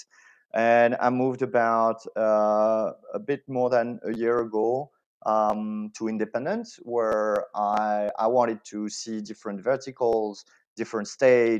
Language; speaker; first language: English; non-native, fluent; French